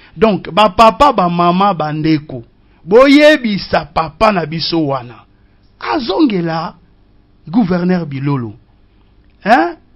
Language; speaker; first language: Lingala; non-native, local second language; Kongo